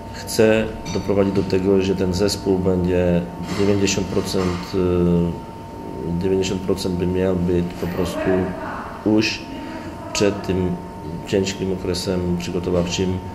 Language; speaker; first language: Polish; non-native, learner; Slovak